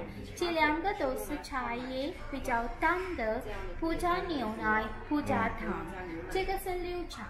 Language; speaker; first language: Chinese; non-native, learner; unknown